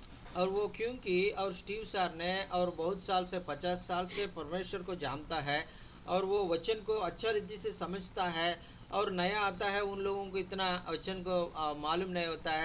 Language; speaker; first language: Hindi; non-native, local second language; Telugu